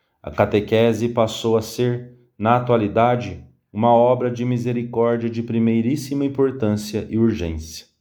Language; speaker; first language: Portuguese; native; Portuguese